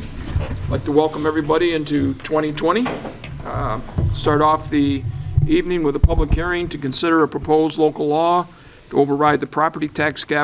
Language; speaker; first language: English; native; English